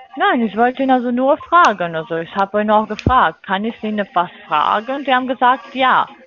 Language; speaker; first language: German; non-native, fluent; Turkish